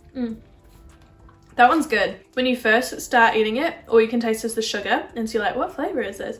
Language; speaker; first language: English; native; English